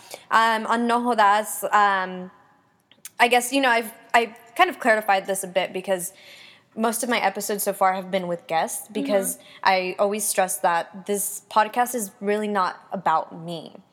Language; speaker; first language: English; early bilingual, other home language; Spanish